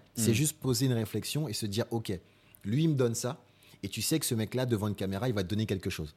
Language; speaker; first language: French; native; French